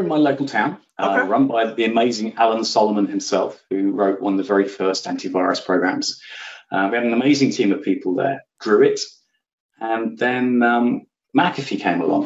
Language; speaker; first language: English; native; English